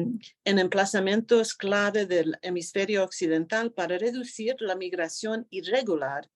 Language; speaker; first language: Spanish; non-native, fluent; English